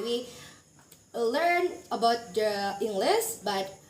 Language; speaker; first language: English; non-native, learner; Indonesian